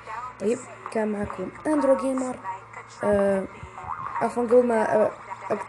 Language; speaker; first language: Arabic; native; Arabic